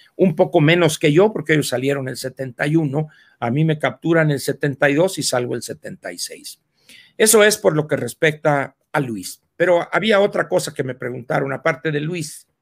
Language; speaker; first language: Spanish; native; Spanish